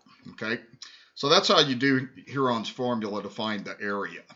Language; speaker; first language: English; native; English